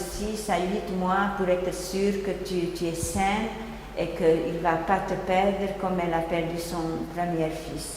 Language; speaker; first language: French; non-native, fluent; Hungarian